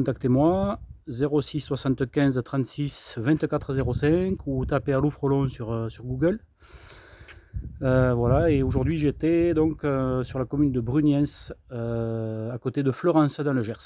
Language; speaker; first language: French; native; French